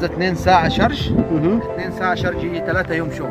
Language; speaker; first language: Arabic; non-native, learner; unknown